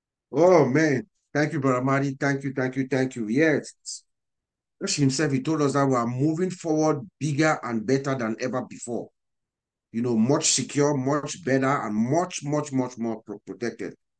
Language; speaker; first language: English; native; English